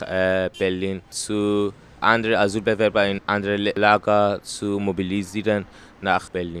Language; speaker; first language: German; non-native, learner; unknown